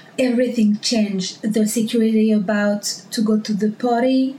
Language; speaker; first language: English; non-native, learner; French